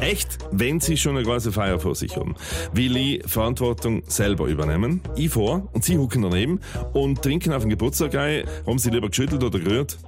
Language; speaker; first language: German; native; German